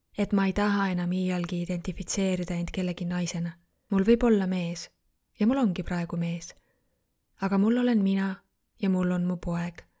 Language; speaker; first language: Estonian; non-native, fluent; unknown